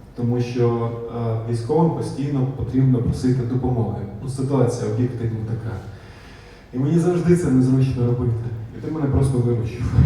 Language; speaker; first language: Ukrainian; non-native, local second language; Russian